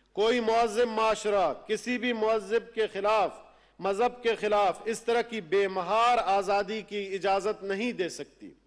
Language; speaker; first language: Urdu; non-native, local second language; Baluchi